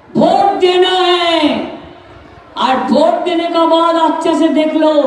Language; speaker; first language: Hindi; non-native, local second language; Bangla